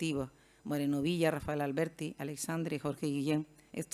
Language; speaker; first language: Spanish; native; Spanish